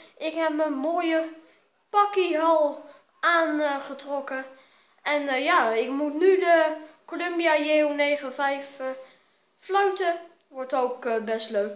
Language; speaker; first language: Dutch; native; Dutch